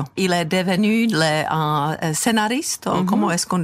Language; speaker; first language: French; non-native, fluent; Czech